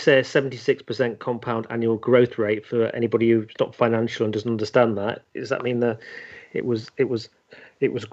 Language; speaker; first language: English; native; English